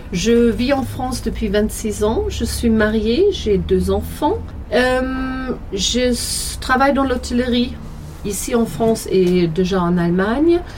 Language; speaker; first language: French; non-native, fluent; German